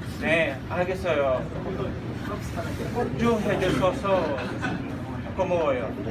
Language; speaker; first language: Korean; non-native, learner; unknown